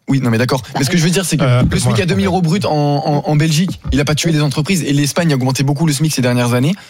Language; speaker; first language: French; native; French